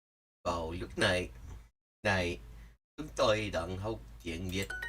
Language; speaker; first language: Vietnamese; non-native, learner; English